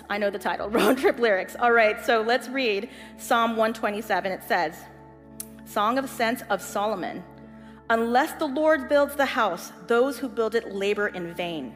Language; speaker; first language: English; native; English